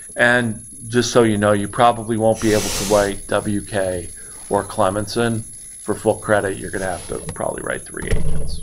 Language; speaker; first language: English; native; English